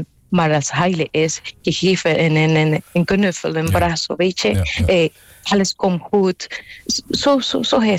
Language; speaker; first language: Dutch; non-native, fluent; Spanish